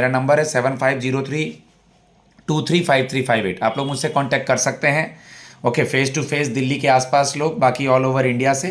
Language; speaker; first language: Hindi; native; Hindi